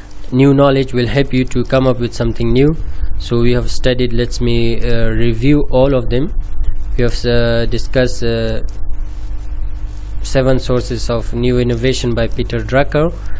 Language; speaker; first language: English; non-native, fluent; Persian